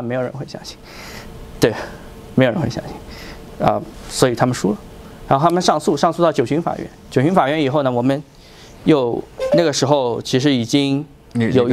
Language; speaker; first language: Chinese; native; Chinese